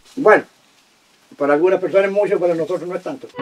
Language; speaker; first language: Spanish; native; Spanish